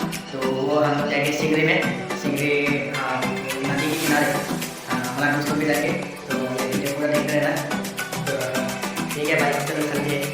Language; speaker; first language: Hindi; non-native, local second language; Assamese